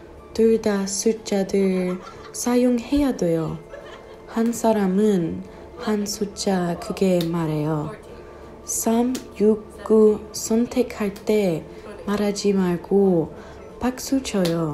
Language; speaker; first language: Korean; non-native, learner; English